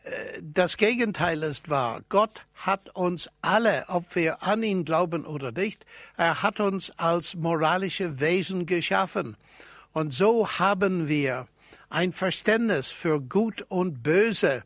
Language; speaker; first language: German; non-native, fluent; English